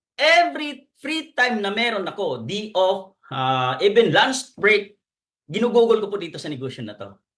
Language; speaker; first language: Filipino; non-native, local second language; Cebuano